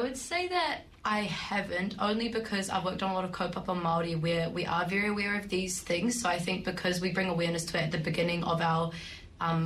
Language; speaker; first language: English; native; English